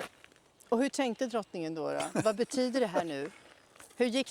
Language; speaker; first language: Swedish; native; Swedish